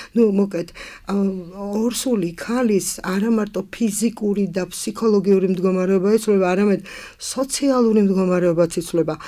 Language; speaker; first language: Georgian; native; Georgian